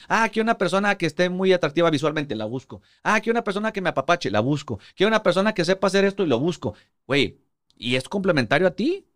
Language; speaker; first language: Spanish; native; Spanish